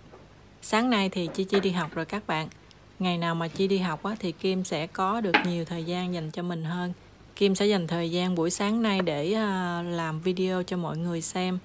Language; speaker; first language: Vietnamese; native; Vietnamese